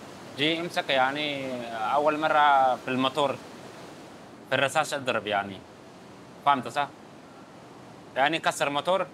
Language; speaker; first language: Arabic; non-native, learner; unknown